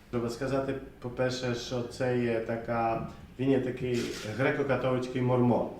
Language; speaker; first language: Ukrainian; early bilingual, heritage; Ukrainian